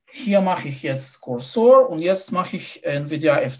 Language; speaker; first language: German; non-native, fluent; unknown